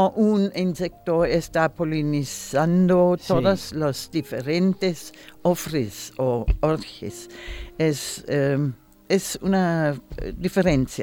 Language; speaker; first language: Spanish; non-native, learner; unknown